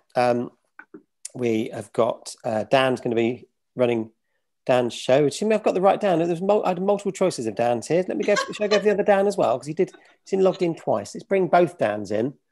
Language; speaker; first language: English; native; English